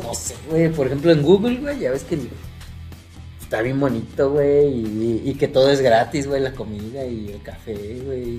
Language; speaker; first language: Spanish; native; Spanish